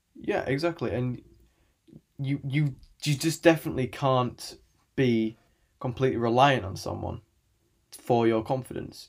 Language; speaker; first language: English; native; English